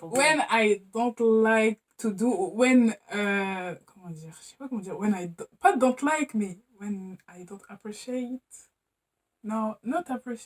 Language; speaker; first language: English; non-native, learner; French